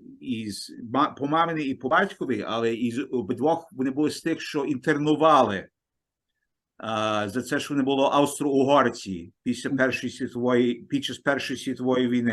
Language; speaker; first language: Ukrainian; early bilingual, heritage; Ukrainian